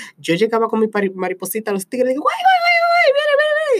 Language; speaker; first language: Spanish; early bilingual, heritage; Spanish